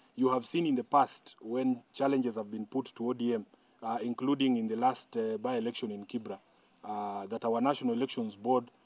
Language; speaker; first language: English; non-native, local second language; Luyia